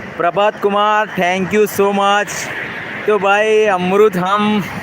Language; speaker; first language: Hindi; non-native, local second language; Gujarati